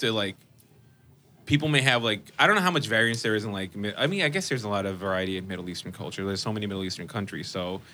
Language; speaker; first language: English; non-native, local second language; Urdu